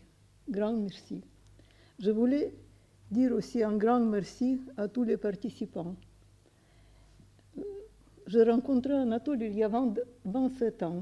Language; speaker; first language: French; non-native, fluent; Russian